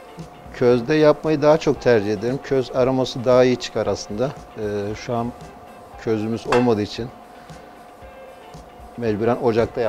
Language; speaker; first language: Turkish; native; Turkish